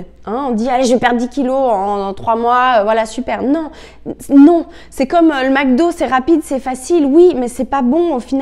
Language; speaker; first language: French; native; French